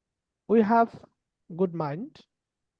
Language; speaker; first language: English; non-native, learner; Bangla